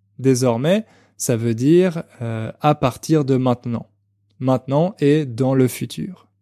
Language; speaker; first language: French; native; French